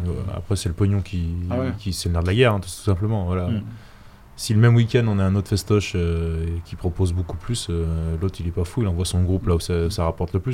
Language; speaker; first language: French; native; French